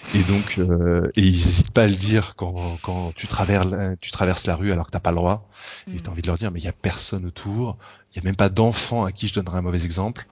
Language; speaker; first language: French; native; French